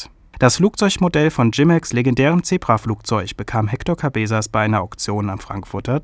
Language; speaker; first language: German; native; German